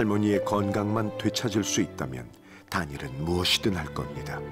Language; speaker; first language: Korean; native; Korean